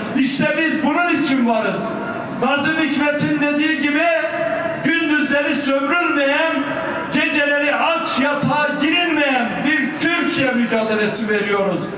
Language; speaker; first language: Turkish; non-native, local second language; Kurdish